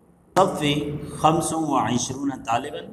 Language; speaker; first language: Arabic; non-native, learner; Urdu